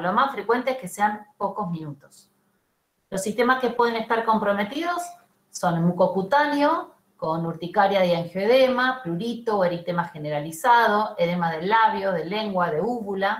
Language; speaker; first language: Spanish; native; Spanish